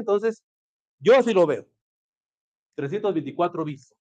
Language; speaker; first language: Spanish; native; Spanish